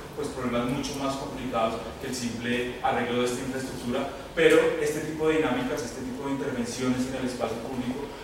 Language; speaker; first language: Spanish; native; Spanish